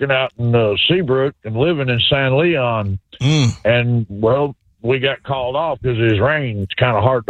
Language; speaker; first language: English; native; English